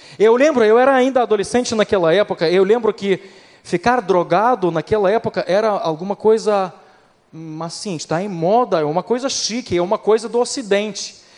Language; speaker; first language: Portuguese; non-native, fluent; Ukrainian